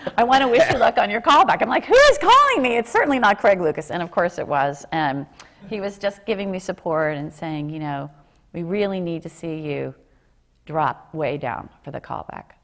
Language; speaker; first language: English; native; English